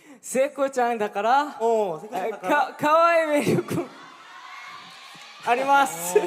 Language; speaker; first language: Japanese; non-native, learner; Korean